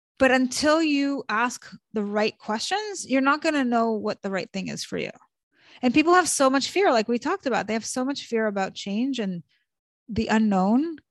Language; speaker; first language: English; early bilingual, other home language; Hebrew